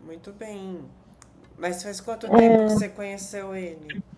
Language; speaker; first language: Portuguese; native; Portuguese